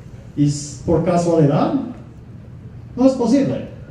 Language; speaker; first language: Spanish; non-native, fluent; English